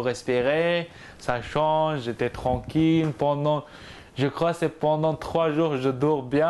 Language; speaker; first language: French; non-native, learner; Persian